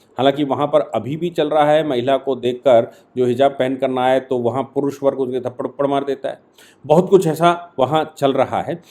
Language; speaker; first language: Hindi; native; Hindi